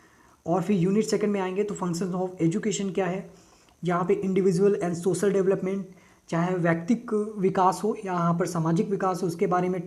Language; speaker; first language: Hindi; native; Hindi